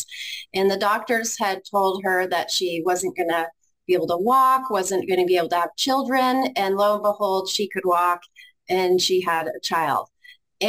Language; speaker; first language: English; native; English